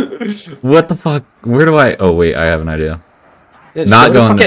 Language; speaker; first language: English; native; English